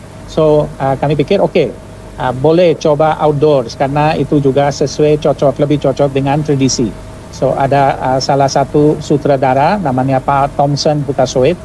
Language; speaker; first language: Indonesian; non-native, fluent; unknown